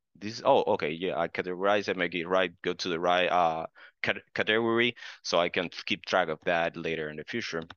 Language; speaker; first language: English; non-native, fluent; Spanish